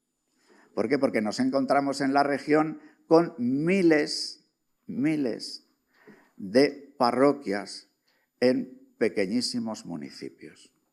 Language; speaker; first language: Spanish; native; Spanish